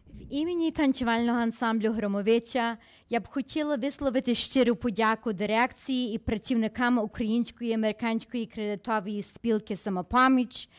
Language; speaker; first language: Ukrainian; early bilingual, heritage; Ukrainian